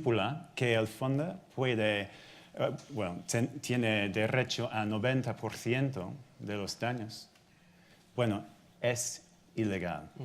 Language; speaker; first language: Spanish; non-native, fluent; English